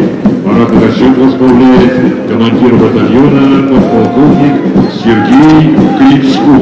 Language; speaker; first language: Russian; native; Russian